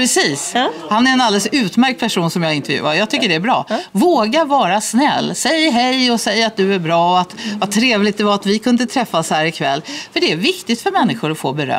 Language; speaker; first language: Swedish; native; Swedish